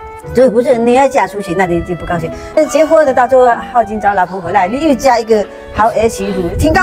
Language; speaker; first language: Chinese; native; Chinese